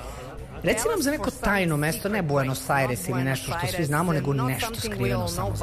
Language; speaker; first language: Serbian; native; Serbian